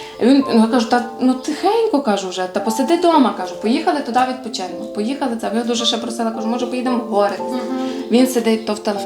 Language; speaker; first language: Ukrainian; native; Ukrainian